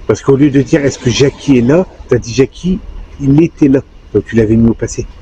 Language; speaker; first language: French; native; French